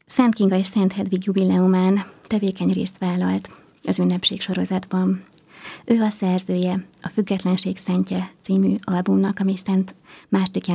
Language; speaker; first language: Hungarian; native; Hungarian